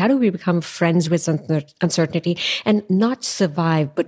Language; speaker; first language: English; non-native, local second language; Tamil